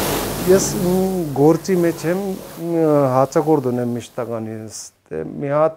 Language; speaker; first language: Armenian; non-native, learner; Hindi